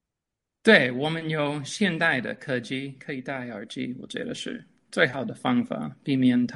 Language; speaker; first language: Chinese; non-native, fluent; English